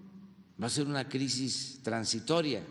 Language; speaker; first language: Spanish; native; Spanish